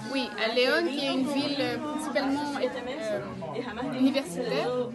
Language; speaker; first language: French; early bilingual, heritage; Spanish